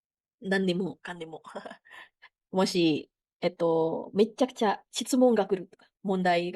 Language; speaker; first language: Japanese; non-native, fluent; Indonesian